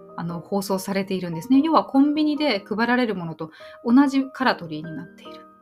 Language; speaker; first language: Japanese; native; Japanese